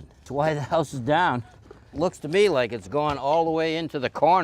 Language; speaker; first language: English; native; English